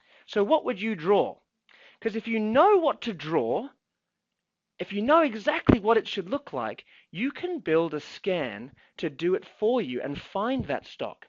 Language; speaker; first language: English; native; English